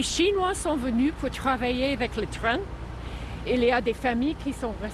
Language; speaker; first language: French; non-native, fluent; English